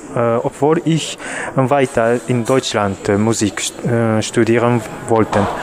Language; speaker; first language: German; non-native, learner; Japanese